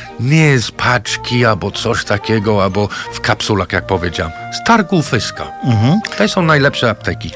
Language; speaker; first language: Polish; non-native, fluent; English